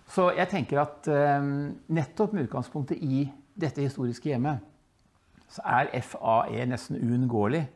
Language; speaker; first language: Norwegian; early bilingual, other home language; Dutch